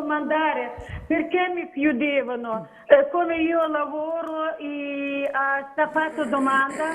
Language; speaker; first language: Italian; non-native, learner; Ukrainian